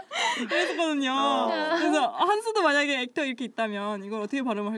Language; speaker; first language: Korean; native; Korean